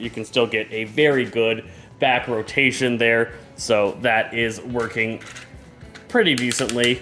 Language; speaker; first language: English; native; English